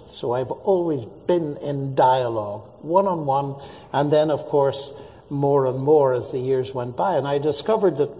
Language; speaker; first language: English; native; English